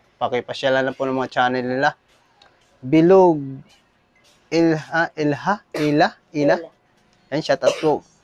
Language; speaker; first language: Filipino; non-native, local second language; Cebuano